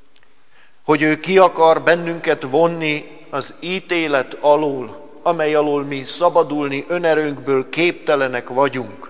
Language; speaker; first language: Hungarian; native; Hungarian